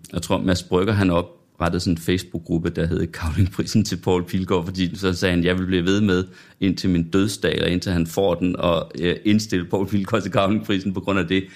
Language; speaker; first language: Danish; native; Danish